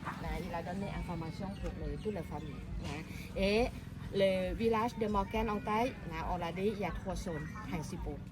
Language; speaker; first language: French; non-native, learner; Thai